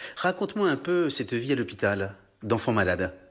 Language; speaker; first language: French; native; French